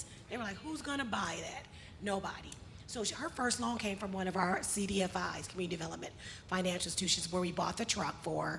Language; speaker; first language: English; native; English